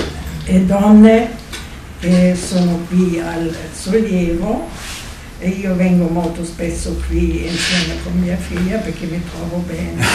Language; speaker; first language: Italian; non-native, fluent; German